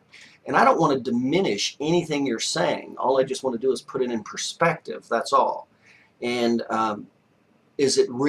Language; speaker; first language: English; native; English